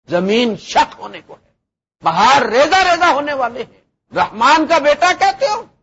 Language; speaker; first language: Urdu; non-native, local second language; Punjabi